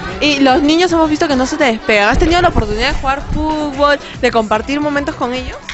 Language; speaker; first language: Spanish; native; Spanish